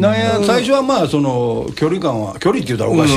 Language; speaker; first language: Japanese; native; Japanese